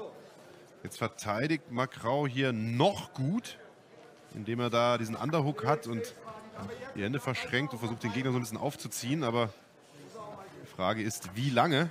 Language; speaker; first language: German; native; German